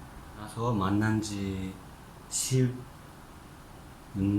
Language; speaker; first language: Korean; non-native, fluent; Japanese